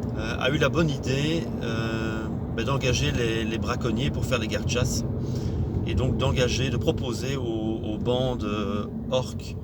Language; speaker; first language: French; native; French